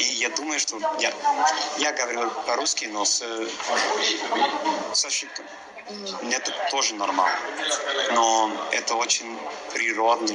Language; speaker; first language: Russian; non-native, learner; English